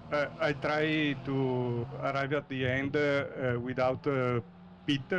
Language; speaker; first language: English; non-native, learner; Italian